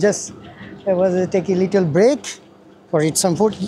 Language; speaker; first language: English; non-native, learner; Bangla